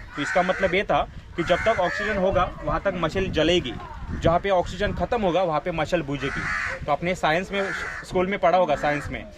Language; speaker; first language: Hindi; non-native, local second language; Marathi